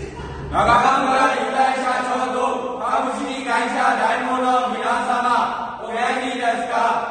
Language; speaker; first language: Japanese; non-native, learner; Burmese